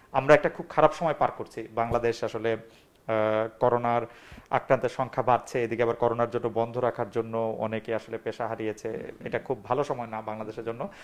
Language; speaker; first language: Bangla; native; Bangla